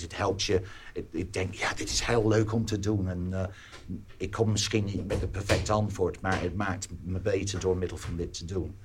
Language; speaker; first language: Dutch; non-native, fluent; English